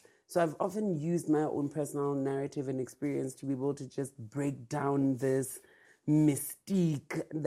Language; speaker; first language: English; non-native, local second language; Tswana